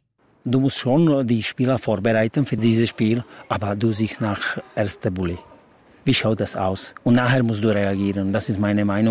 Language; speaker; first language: German; non-native, fluent; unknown